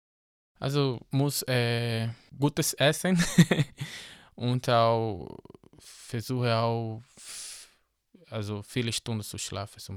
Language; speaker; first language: German; non-native, learner; Portuguese